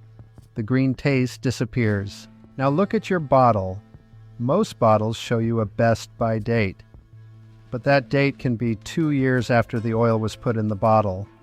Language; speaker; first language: English; non-native, fluent; Italian